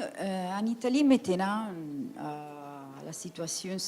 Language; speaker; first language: French; non-native, fluent; Italian